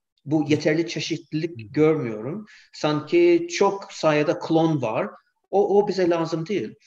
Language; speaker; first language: Turkish; non-native, fluent; English